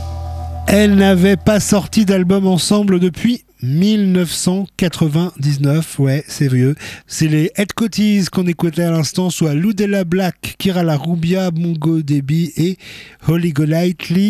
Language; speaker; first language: French; native; French